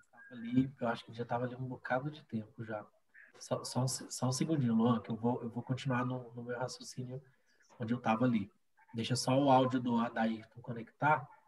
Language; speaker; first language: Portuguese; native; Portuguese